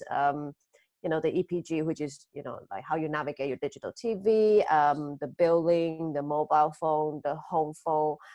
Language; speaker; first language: English; early bilingual, other home language; Chinese